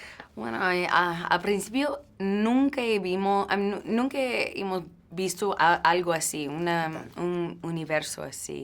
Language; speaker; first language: Spanish; non-native, learner; English